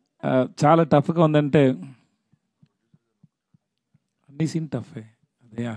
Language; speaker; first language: Telugu; non-native, learner; Tamil